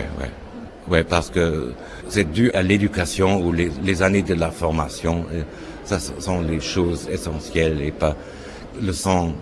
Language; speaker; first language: French; non-native, fluent; German